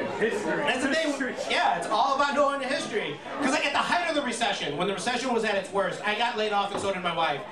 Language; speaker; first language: English; native; English